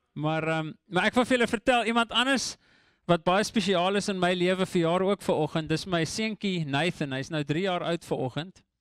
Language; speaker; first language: Afrikaans; non-native, local second language; English